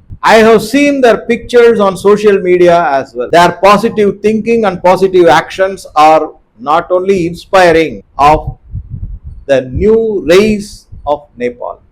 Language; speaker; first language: English; non-native, local second language; Tamil